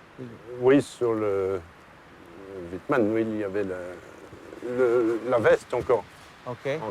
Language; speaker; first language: French; native; French